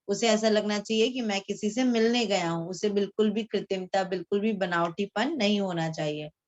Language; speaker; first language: Hindi; non-native, local second language; Marathi